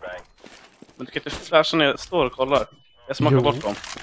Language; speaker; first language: Swedish; native; Swedish